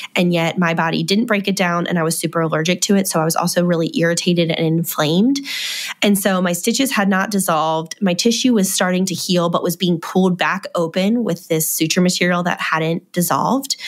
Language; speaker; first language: English; native; English